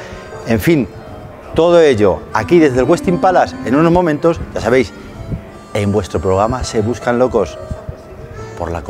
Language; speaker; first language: Spanish; native; Spanish